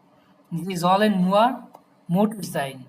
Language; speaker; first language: German; non-native, fluent; Bangla